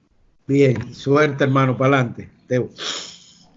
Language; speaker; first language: Spanish; native; Spanish